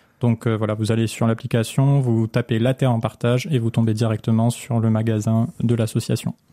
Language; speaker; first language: French; native; French